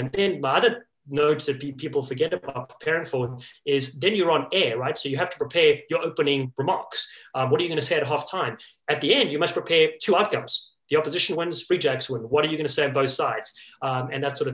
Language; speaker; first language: English; native; English